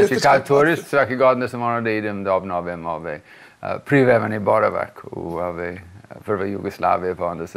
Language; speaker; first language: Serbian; non-native, fluent; English